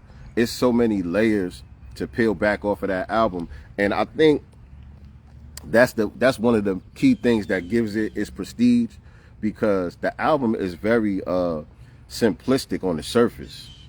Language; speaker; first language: English; native; English